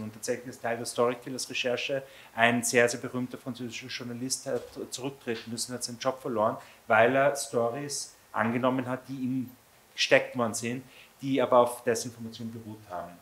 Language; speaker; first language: German; native; German